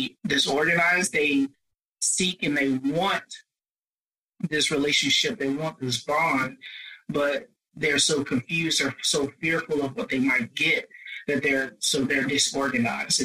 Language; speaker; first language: English; native; English